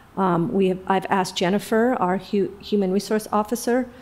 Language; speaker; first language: English; native; English